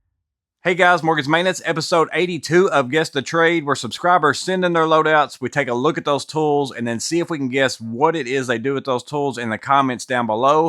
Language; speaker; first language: English; native; English